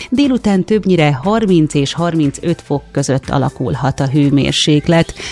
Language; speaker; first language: Hungarian; native; Hungarian